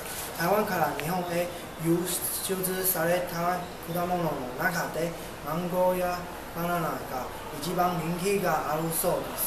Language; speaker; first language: Japanese; non-native, learner; Chinese